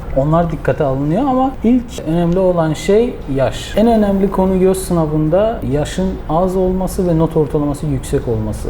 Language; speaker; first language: Turkish; non-native, fluent; Persian